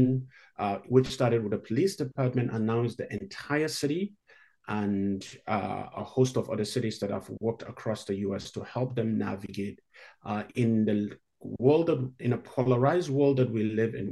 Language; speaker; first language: English; non-native, local second language; Hausa